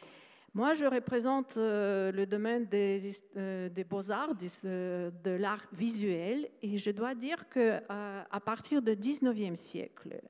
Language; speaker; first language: French; non-native, fluent; Ukrainian